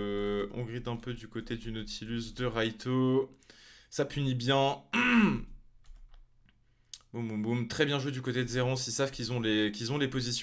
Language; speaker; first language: French; native; French